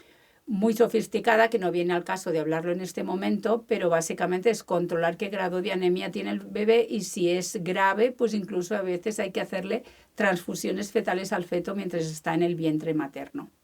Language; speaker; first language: Spanish; native; Spanish